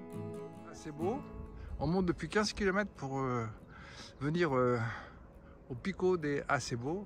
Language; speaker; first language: French; native; French